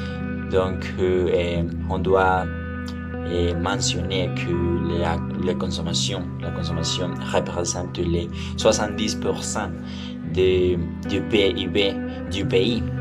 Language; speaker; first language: French; non-native, learner; Spanish